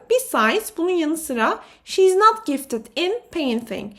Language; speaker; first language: English; non-native, fluent; Turkish